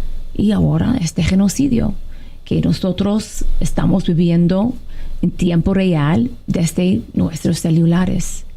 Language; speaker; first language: Spanish; non-native, fluent; Arabic